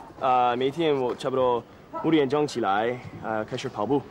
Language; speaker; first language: Chinese; non-native, learner; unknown